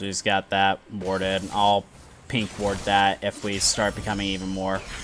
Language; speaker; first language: English; native; English